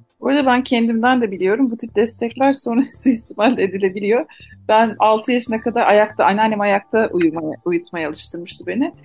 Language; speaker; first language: Turkish; native; Turkish